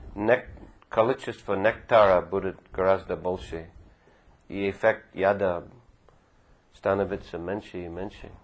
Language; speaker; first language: Russian; non-native, fluent; English